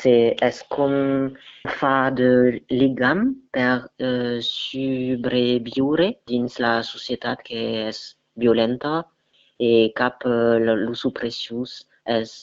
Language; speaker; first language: Catalan; non-native, learner; French